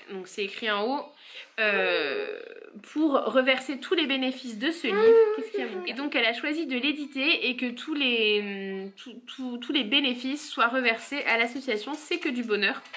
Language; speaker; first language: French; native; French